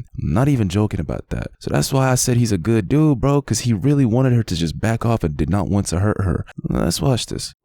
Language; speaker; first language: English; native; English